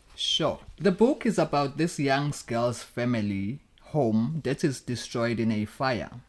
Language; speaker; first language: English; non-native, local second language; Zulu